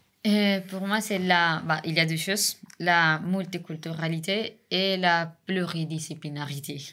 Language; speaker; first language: French; non-native, fluent; Spanish